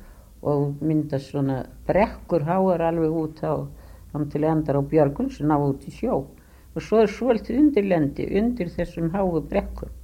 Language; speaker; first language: Icelandic; native; Icelandic